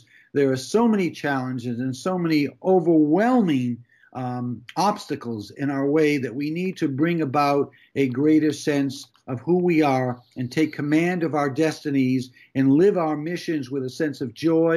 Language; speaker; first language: English; native; English